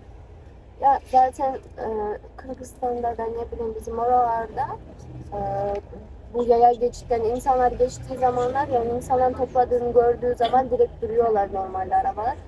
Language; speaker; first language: Turkish; non-native, fluent; Kyrgyz